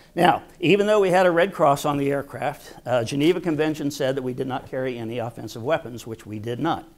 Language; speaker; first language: English; native; English